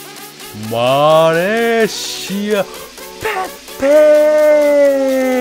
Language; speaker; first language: Thai; non-native, learner; Japanese